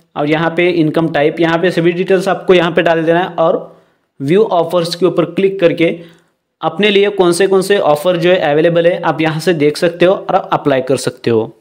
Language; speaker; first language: Hindi; non-native, local second language; Marathi